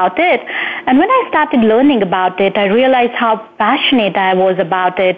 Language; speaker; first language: English; non-native, local second language; Hindi